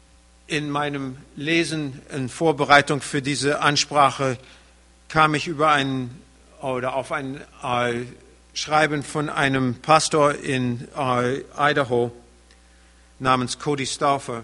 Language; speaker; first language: German; early bilingual, heritage; German